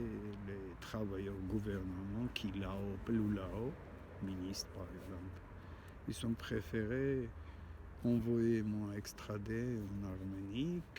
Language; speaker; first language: French; non-native, learner; Armenian